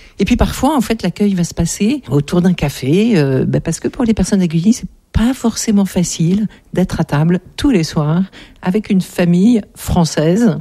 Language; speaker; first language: French; native; French